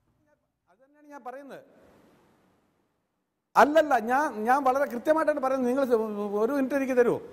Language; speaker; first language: Malayalam; native; Malayalam